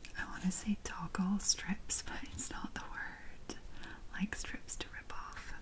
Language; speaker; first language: English; native; English